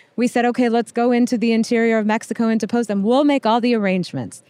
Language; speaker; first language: English; native; English